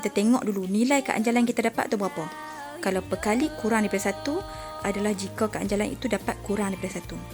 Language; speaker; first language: Malay; native; Malay